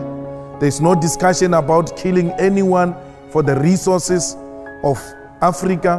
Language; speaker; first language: English; non-native, local second language; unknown